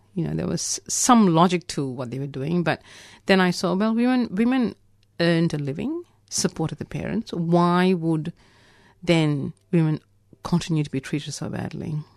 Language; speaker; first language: English; non-native, local second language; Tamil